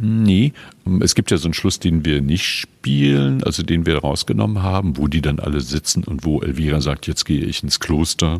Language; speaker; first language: German; native; German